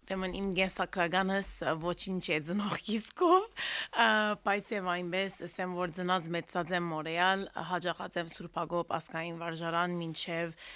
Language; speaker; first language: Armenian; native; Armenian